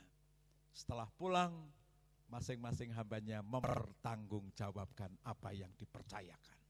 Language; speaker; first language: Indonesian; native; Indonesian